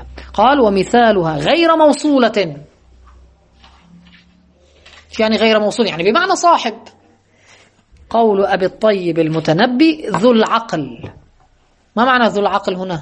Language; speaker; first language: Arabic; native; Arabic